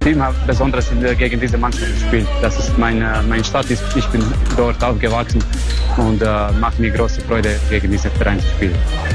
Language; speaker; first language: German; non-native, fluent; Croatian